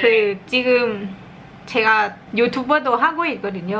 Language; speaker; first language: Korean; non-native, learner; Thai